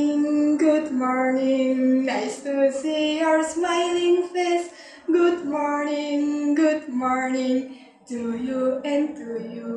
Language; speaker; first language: English; non-native, learner; Indonesian